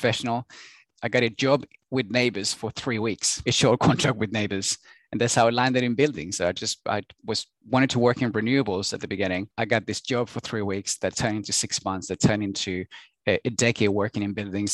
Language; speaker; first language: English; non-native, fluent; Spanish